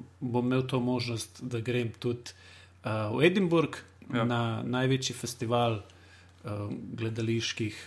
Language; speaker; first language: Slovenian; non-native, local second language; Bosnian